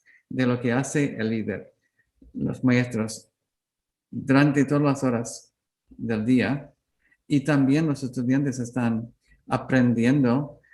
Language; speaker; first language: Spanish; non-native, learner; English